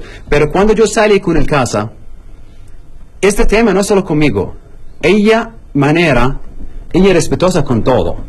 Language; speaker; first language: Spanish; non-native, learner; Arabic